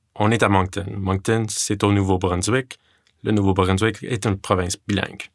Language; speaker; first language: French; non-native, fluent; English